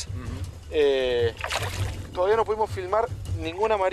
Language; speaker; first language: Spanish; native; Spanish